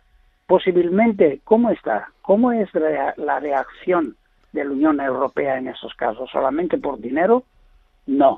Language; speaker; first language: Spanish; non-native, learner; Greek